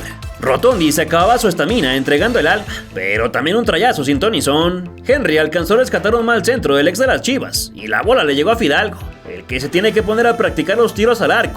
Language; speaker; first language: Spanish; native; Spanish